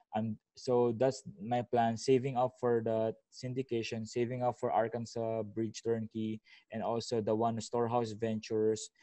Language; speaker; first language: English; non-native, local second language; Filipino